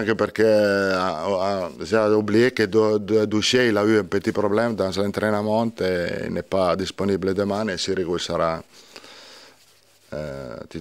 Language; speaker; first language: French; non-native, learner; Italian